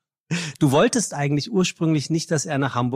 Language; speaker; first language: German; native; German